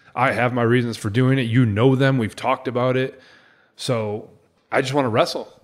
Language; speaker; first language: English; native; English